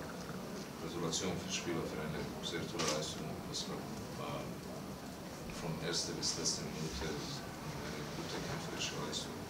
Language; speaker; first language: German; non-native, learner; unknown